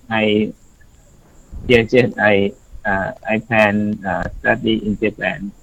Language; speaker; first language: English; non-native, learner; Thai